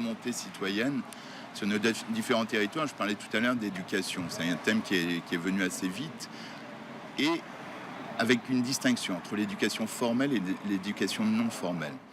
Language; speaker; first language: French; native; French